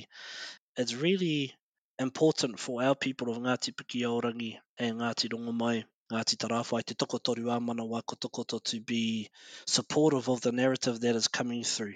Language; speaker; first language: English; native; English